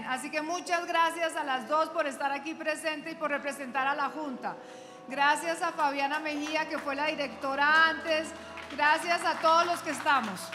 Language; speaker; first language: Spanish; native; Spanish